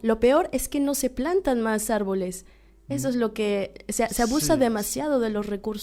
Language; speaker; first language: Spanish; native; Spanish